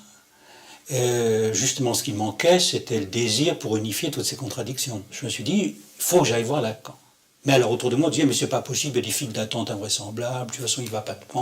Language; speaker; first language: French; native; French